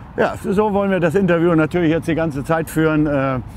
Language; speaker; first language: German; native; German